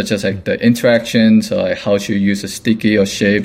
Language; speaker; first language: English; non-native, local second language; Cantonese